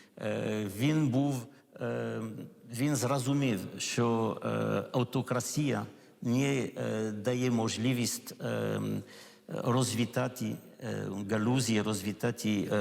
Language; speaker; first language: Ukrainian; non-native, learner; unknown